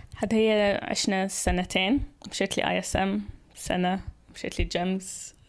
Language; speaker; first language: Arabic; early bilingual, heritage; Arabic